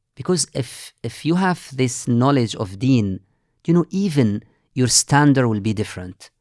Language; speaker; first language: English; non-native, fluent; Arabic